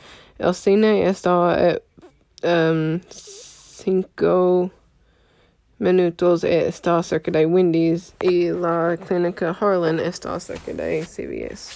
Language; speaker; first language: Spanish; non-native, learner; English